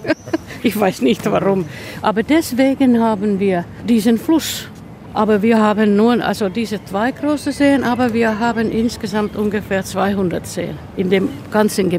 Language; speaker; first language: German; non-native, fluent; Finnish